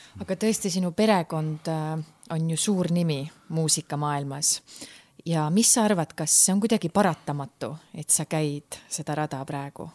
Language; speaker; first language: Estonian; native; Estonian